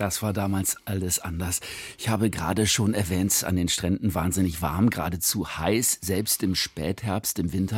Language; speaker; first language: German; native; German